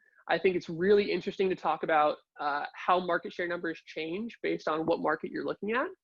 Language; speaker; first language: English; native; English